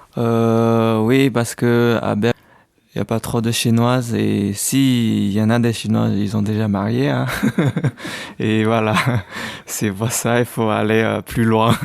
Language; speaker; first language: French; non-native, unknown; Chinese